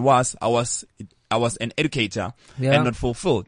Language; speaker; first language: English; non-native, local second language; Northern Sotho